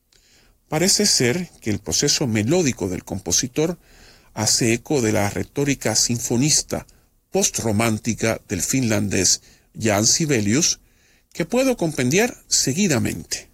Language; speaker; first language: Spanish; native; Spanish